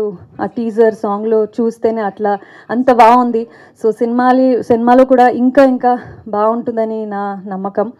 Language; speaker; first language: Telugu; non-native, fluent; Kannada